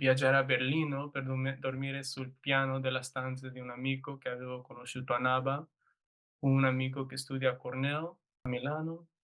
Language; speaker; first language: Italian; non-native, learner; English